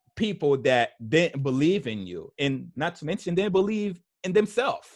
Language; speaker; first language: English; early bilingual, other home language; Haitian Creole